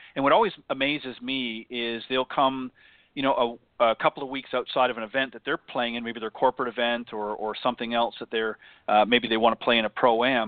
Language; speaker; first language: English; native; English